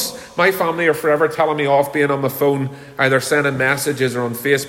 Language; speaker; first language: English; native; English